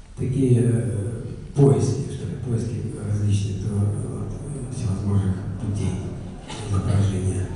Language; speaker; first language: Russian; native; Russian